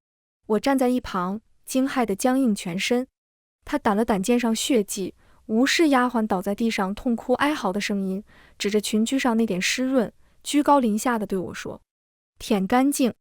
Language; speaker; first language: Chinese; native; Chinese